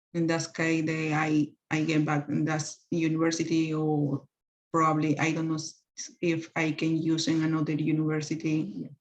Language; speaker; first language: English; non-native, learner; Spanish